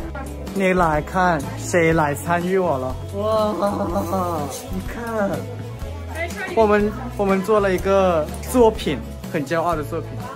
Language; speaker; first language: Chinese; non-native, fluent; Thai